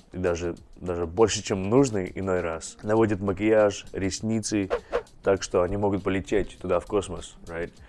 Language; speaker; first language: Russian; non-native, fluent; English